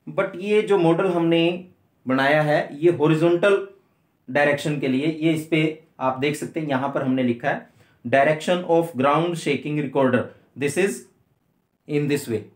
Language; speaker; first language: Hindi; native; Hindi